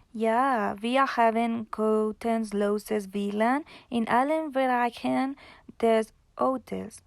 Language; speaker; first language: German; non-native, learner; Spanish